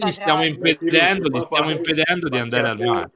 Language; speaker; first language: Italian; native; Italian